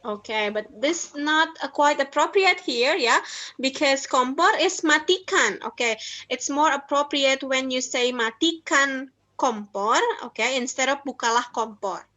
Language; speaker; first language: English; non-native, fluent; Indonesian